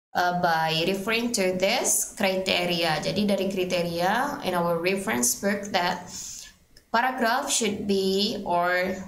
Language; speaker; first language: English; non-native, fluent; Indonesian